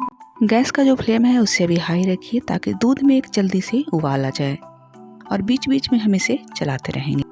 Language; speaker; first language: Hindi; native; Hindi